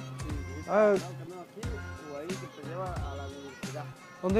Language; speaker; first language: Spanish; native; Spanish